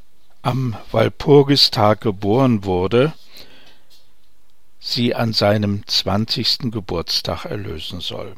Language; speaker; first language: German; native; German